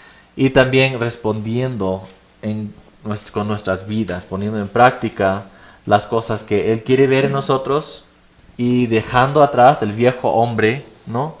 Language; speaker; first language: Spanish; non-native, fluent; English